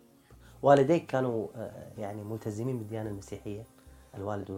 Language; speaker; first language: Arabic; native; Arabic